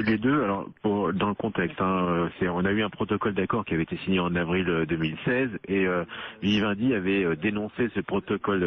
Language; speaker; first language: French; native; French